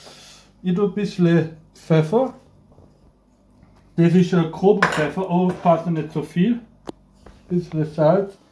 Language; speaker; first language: German; non-native, fluent; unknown